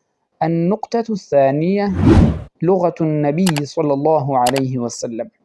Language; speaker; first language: Arabic; non-native, fluent; Pashto